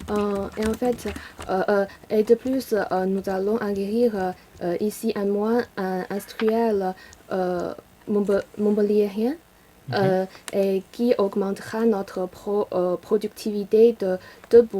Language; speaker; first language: French; non-native, learner; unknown